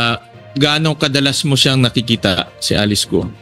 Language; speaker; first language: Filipino; native; Filipino